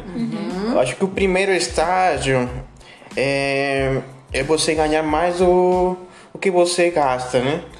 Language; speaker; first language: Portuguese; non-native, fluent; Spanish